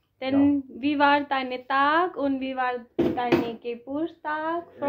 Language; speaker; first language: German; non-native, learner; Hindi